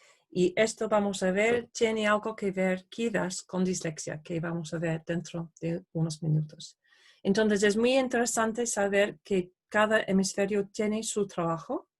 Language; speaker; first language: Spanish; non-native, fluent; English